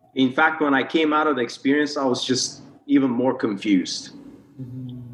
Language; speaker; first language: English; non-native, fluent; Bulgarian